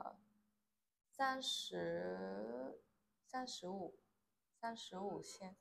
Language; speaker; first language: Chinese; non-native, learner; Vietnamese